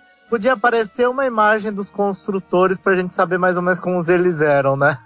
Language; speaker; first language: Portuguese; native; Portuguese